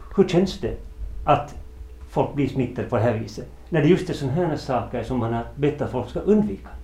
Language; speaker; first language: Swedish; native; Swedish